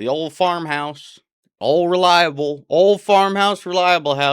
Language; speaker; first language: English; native; English